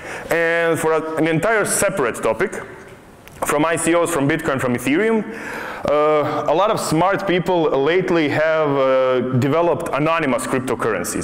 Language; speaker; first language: English; non-native, fluent; Croatian